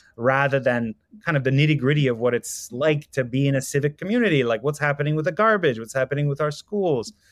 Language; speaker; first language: English; non-native, fluent; Persian